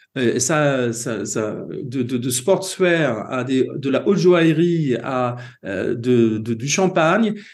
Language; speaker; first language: French; non-native, fluent; Swedish